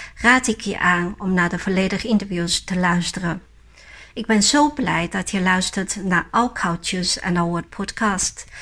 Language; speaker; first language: Dutch; non-native, fluent; Chinese